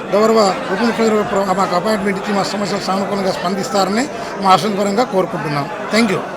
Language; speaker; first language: Telugu; non-native, local second language; Lambadi